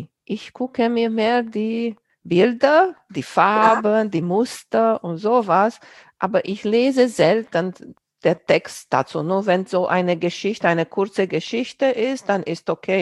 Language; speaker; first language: German; non-native, fluent; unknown